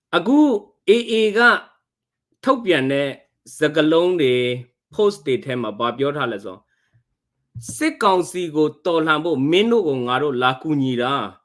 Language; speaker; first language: Burmese; non-native, local second language; Hakha Chin